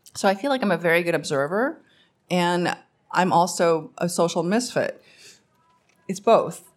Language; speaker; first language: English; early bilingual, other home language; Korean